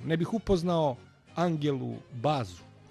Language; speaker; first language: Bosnian; native; Bosnian